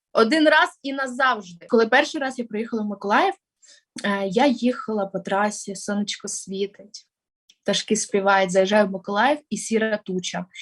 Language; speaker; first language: Ukrainian; non-native, local second language; Russian